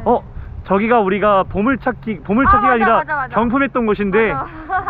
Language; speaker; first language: Korean; native; Korean